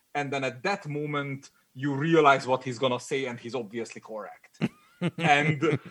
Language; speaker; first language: English; non-native, fluent; Hungarian